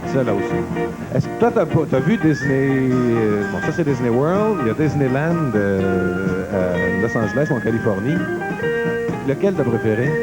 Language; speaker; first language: French; native; French